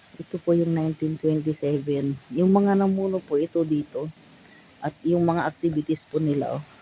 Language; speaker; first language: Filipino; non-native, local second language; Cebuano